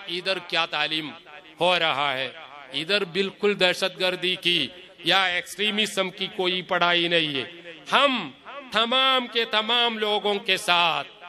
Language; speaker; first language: Hindi; non-native, local second language; Malayalam